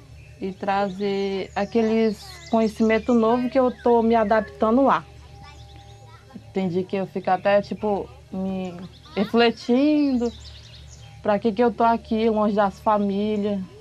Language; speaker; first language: Portuguese; non-native, local second language; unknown